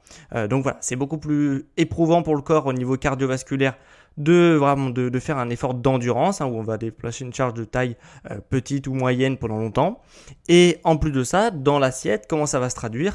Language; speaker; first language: French; native; French